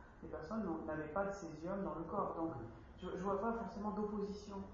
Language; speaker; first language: French; native; French